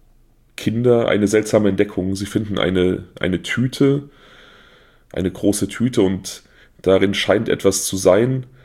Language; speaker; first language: German; native; German